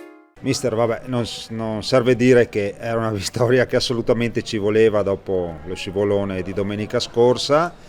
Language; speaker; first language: Italian; native; Italian